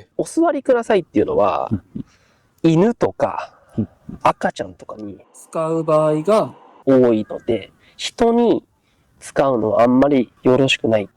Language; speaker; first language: Japanese; native; Japanese